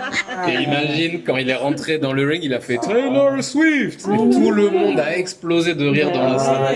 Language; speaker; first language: French; native; French